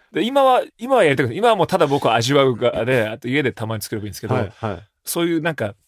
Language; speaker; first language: Japanese; native; Japanese